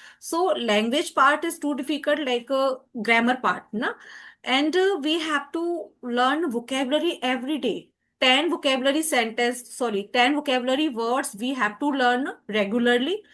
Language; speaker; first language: English; non-native, learner; Hindi